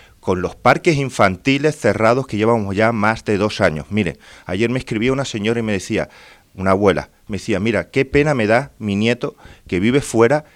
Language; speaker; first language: Spanish; native; Spanish